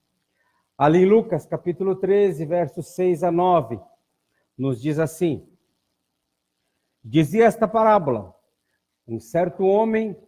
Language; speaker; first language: Portuguese; native; Portuguese